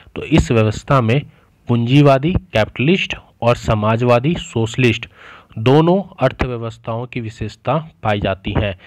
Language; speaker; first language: Hindi; native; Hindi